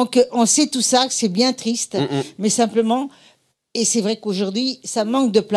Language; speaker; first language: French; native; French